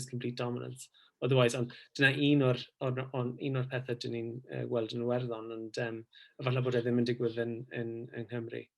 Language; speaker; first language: Welsh; non-native, fluent; English